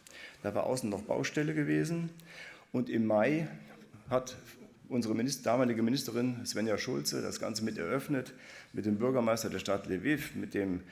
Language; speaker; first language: German; native; German